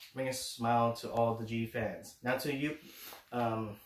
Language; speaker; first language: English; native; English